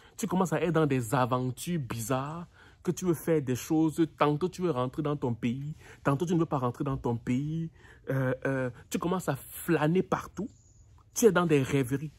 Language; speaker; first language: French; native; French